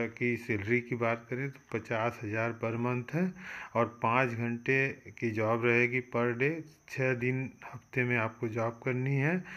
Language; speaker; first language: Hindi; native; Hindi